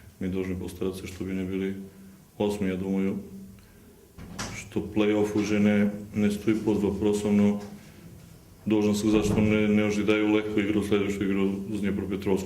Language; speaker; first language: Russian; non-native, learner; Serbian